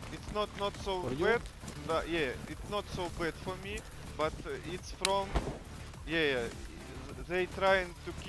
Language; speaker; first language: English; non-native, learner; Russian